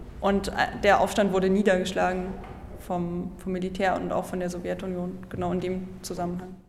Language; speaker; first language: German; native; German